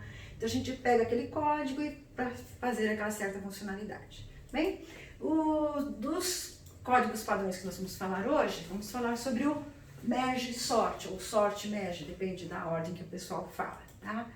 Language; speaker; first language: Portuguese; native; Portuguese